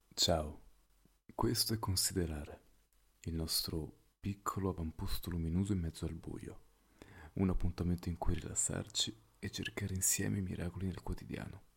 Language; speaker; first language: Italian; native; Italian